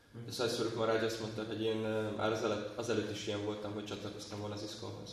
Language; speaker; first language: Hungarian; native; Hungarian